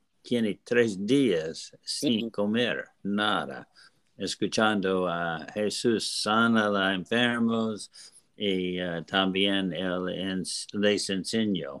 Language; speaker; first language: Spanish; non-native, learner; English